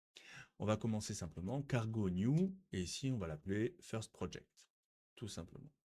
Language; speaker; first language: French; native; French